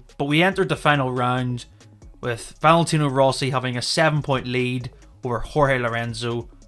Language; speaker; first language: English; native; English